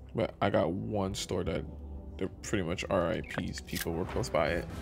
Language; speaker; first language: English; native; English